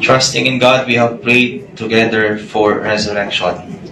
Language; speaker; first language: English; non-native, local second language; Filipino